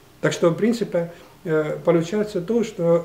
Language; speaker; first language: Russian; non-native, fluent; Estonian